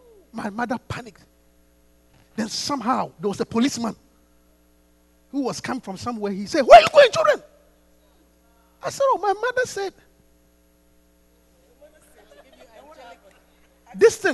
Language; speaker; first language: English; non-native, local second language; Akan